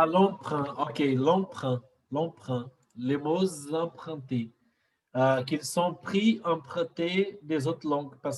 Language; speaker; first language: French; non-native, learner; Portuguese